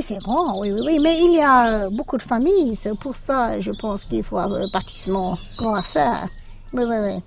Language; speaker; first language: French; non-native, fluent; English